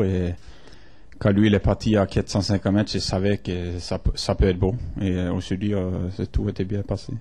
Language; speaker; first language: French; non-native, fluent; Norwegian